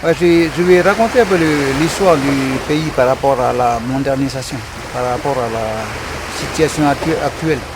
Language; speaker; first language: French; non-native, local second language; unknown